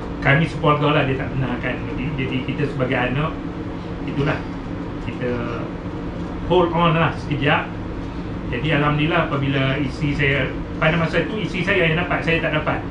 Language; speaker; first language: Malay; native; Malay